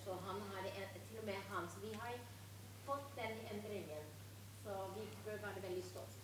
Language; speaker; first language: Norwegian; non-native, fluent; English